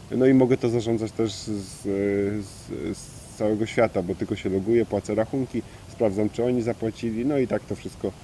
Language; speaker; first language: Polish; native; Polish